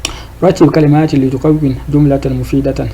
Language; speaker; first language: Arabic; non-native, fluent; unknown